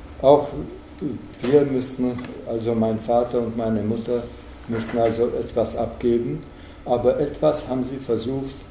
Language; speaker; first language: German; non-native, fluent; Czech